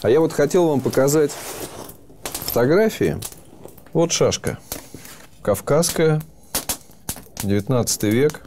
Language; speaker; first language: Russian; native; Russian